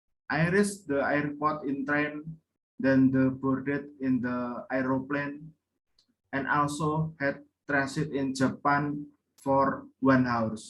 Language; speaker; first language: English; non-native, learner; Indonesian